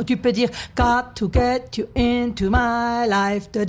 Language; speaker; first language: English; non-native, fluent; German